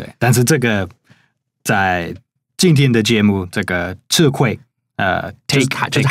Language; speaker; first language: Chinese; non-native, fluent; English